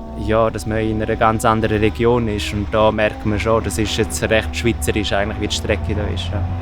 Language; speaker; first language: German; native; German